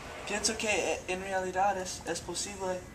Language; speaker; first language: Spanish; non-native, learner; English